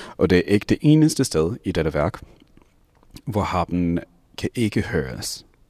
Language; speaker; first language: Danish; non-native, fluent; English